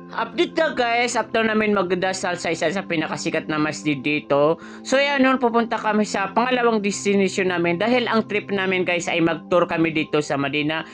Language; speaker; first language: Filipino; non-native, local second language; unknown